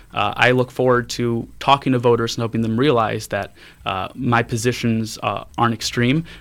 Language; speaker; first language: English; native; English